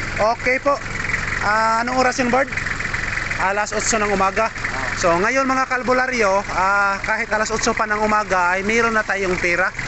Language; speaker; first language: Filipino; native; Filipino